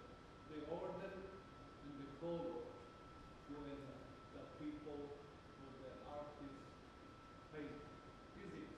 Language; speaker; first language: English; non-native, learner; Spanish